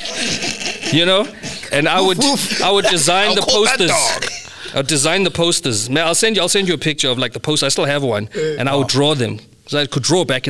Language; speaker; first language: English; native; English